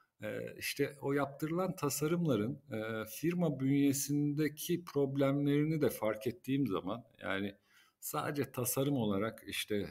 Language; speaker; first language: Turkish; native; Turkish